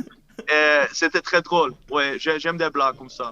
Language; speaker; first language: French; non-native, fluent; Dutch